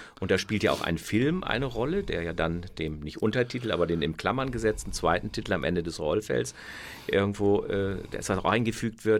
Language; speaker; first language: German; native; German